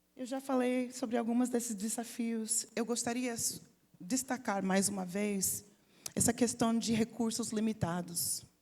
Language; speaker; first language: Portuguese; non-native, fluent; English